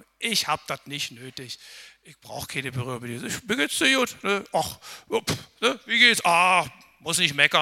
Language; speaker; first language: German; native; German